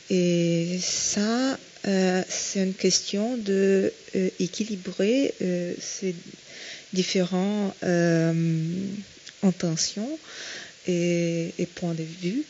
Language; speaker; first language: French; non-native, fluent; Portuguese